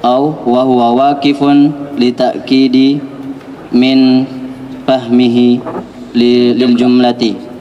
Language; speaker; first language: Arabic; non-native, learner; Indonesian